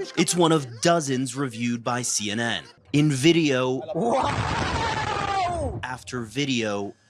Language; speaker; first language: Polish; non-native, fluent; Arabic